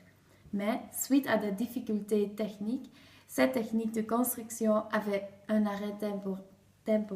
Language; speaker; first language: French; non-native, learner; Dutch